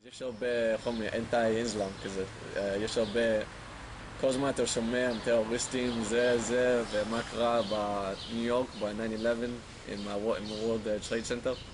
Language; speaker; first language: Hebrew; non-native, learner; English